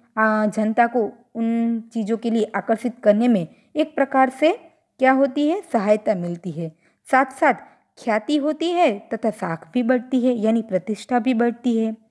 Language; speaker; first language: Hindi; non-native, local second language; Gujarati